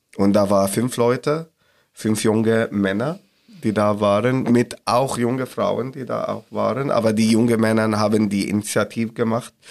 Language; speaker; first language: German; non-native, learner; Arabic